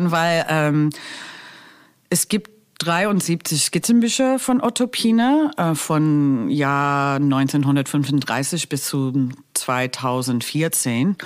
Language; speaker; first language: German; non-native, fluent; English